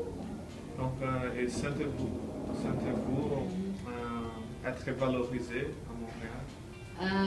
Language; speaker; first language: French; non-native, learner; Portuguese